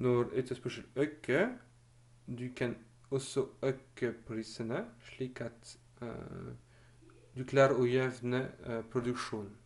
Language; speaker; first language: Norwegian; non-native, fluent; French